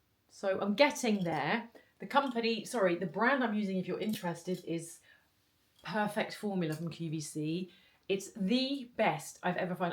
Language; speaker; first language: English; native; English